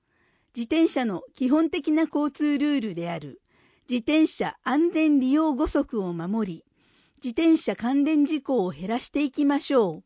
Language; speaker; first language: Japanese; native; Japanese